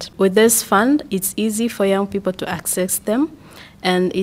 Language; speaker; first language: English; non-native, local second language; Swahili